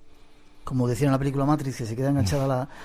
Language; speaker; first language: Spanish; native; Spanish